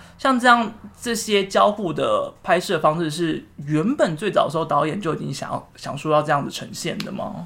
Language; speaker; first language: Chinese; native; Chinese